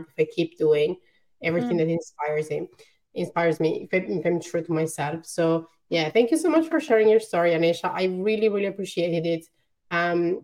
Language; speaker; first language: English; non-native, fluent; Italian